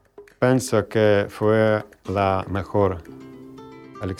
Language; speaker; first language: Spanish; non-native, learner; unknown